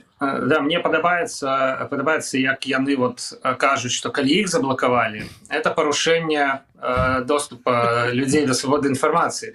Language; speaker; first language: Belarusian; non-native, local second language; Russian